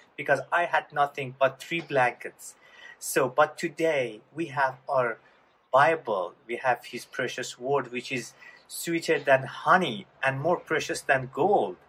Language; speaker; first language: English; non-native, fluent; Persian